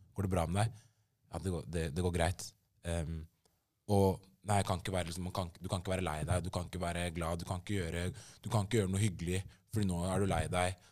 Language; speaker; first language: Norwegian; early bilingual, other home language; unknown